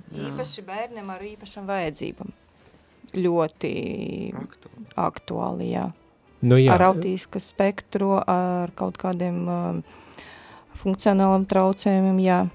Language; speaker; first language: Latvian; non-native, local second language; Russian